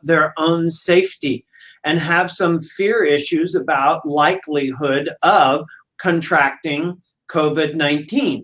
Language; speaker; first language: English; native; English